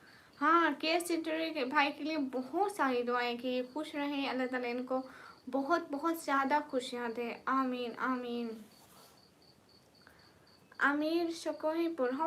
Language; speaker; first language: Hindi; non-native, local second language; Punjabi